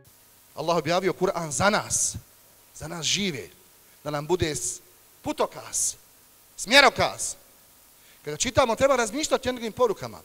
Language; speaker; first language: Serbian; native; Serbian